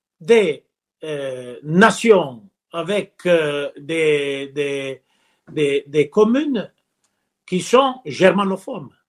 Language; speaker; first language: French; non-native, local second language; Italian